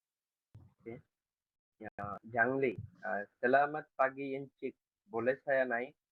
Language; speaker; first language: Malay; non-native, learner; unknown